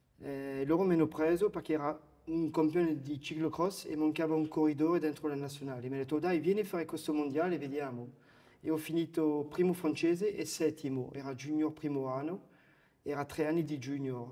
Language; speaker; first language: Italian; non-native, fluent; French